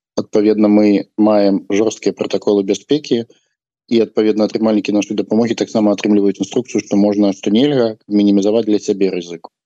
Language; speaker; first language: Belarusian; non-native, local second language; Russian